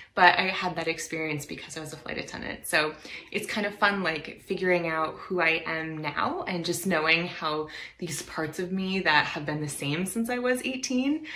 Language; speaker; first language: English; native; English